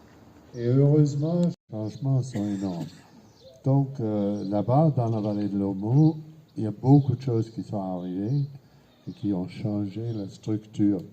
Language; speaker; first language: French; non-native, fluent; German